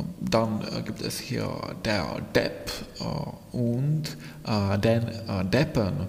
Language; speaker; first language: German; non-native, fluent; Czech